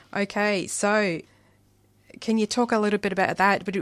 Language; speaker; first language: English; native; English